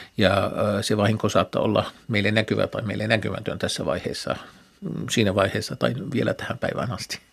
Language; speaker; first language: Finnish; non-native, fluent; Arabic